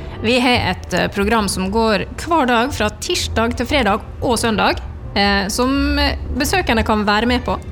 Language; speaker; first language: Norwegian; native; Norwegian